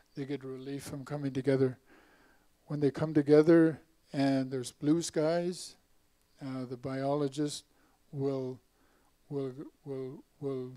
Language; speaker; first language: English; native; English